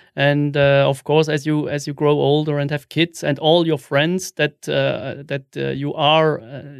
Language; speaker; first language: English; non-native, fluent; German